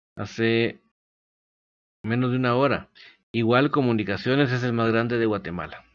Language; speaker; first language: Spanish; native; Spanish